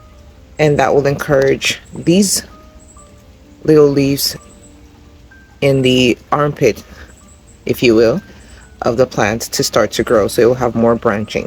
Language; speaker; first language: English; native; English